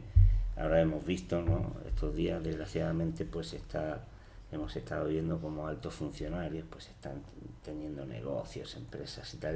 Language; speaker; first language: Spanish; native; Spanish